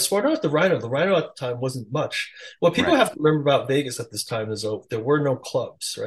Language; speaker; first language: English; early bilingual, other home language; Chinese